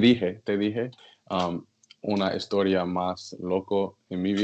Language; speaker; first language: Spanish; non-native, learner; English